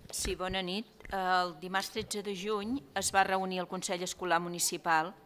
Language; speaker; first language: Catalan; native; Catalan